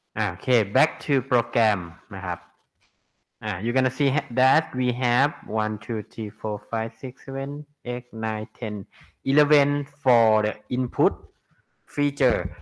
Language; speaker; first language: English; non-native, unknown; Thai